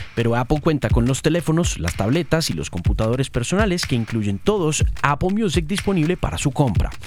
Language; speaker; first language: Spanish; native; Spanish